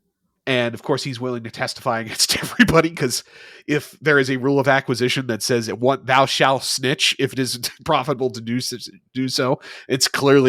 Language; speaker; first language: English; native; English